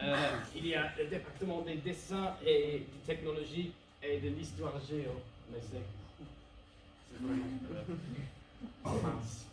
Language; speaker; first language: French; non-native, learner; English